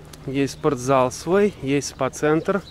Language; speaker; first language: Russian; native; Russian